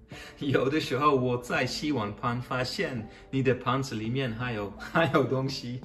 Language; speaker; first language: Chinese; non-native, fluent; Dutch